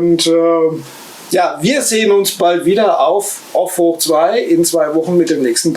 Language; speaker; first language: German; native; German